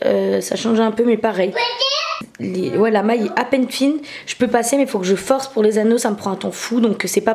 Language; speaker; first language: French; native; French